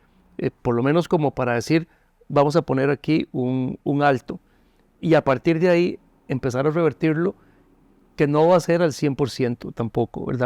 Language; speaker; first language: Spanish; native; Spanish